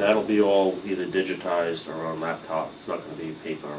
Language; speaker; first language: English; native; English